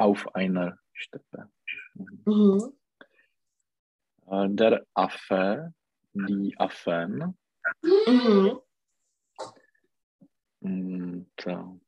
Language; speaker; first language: German; non-native, learner; Czech